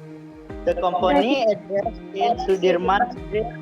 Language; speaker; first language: English; non-native, learner; Indonesian